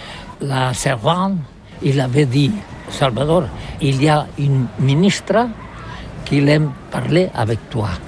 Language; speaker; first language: French; non-native, learner; Catalan